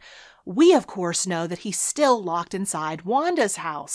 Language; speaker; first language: English; native; English